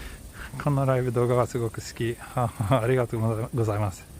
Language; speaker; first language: Japanese; non-native, fluent; Swedish